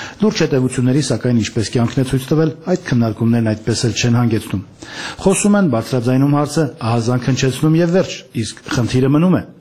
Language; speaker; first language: Armenian; native; Armenian